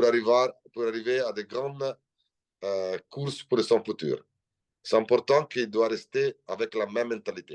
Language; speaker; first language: French; non-native, learner; Italian